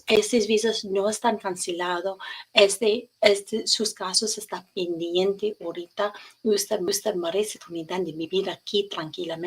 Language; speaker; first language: Spanish; non-native, learner; English